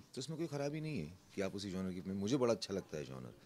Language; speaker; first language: Hindi; native; Hindi